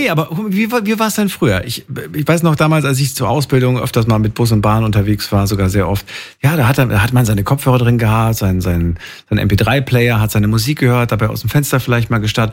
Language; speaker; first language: German; native; German